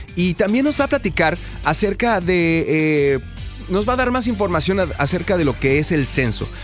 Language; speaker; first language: Spanish; native; Spanish